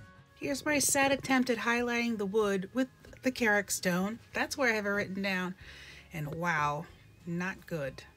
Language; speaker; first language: English; native; English